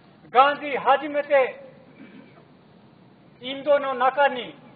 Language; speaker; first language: Japanese; non-native, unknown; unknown